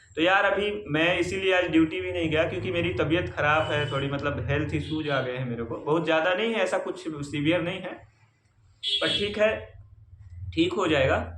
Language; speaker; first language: Hindi; native; Hindi